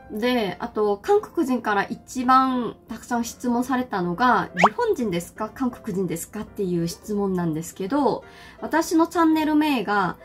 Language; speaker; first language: Japanese; non-native, fluent; Korean